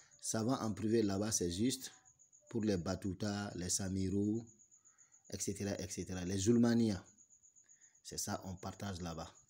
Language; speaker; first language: French; non-native, local second language; Bambara